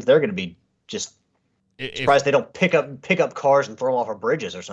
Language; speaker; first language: English; native; English